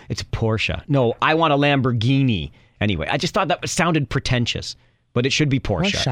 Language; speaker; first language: English; native; English